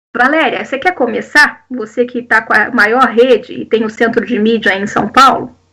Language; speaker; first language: Portuguese; native; Portuguese